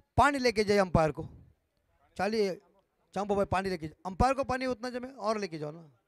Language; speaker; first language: Hindi; non-native, local second language; Marathi